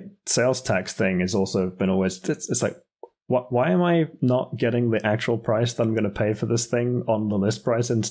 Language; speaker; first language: English; native; English